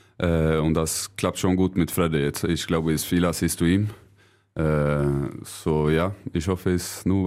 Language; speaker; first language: German; non-native, learner; Swedish